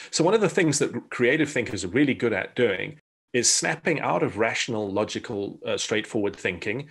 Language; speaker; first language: English; native; English